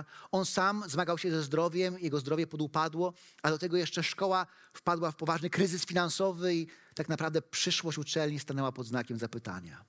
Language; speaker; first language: Polish; native; Polish